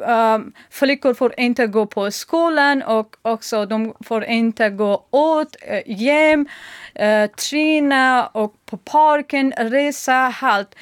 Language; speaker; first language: Swedish; non-native, learner; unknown